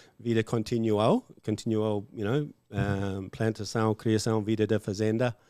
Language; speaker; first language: Portuguese; non-native, learner; English